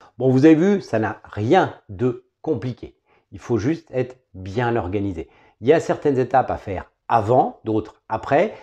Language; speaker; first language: French; native; French